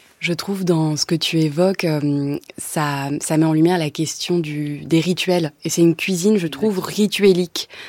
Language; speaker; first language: French; native; French